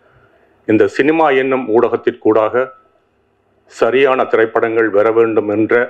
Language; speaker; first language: Tamil; native; Tamil